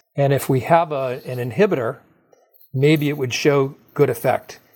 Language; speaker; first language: English; native; English